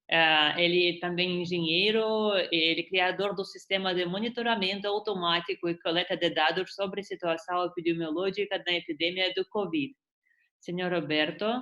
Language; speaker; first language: Portuguese; non-native, fluent; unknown